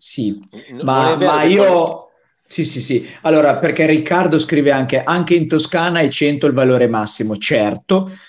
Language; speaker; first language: Italian; native; Italian